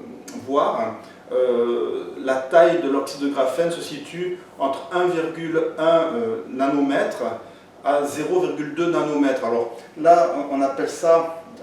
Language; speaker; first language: French; native; French